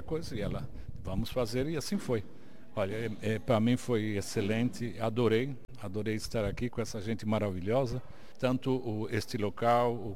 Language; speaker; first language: Portuguese; native; Portuguese